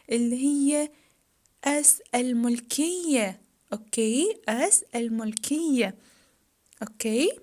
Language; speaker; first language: Arabic; native; Arabic